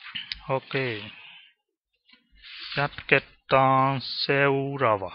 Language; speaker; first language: Finnish; non-native, learner; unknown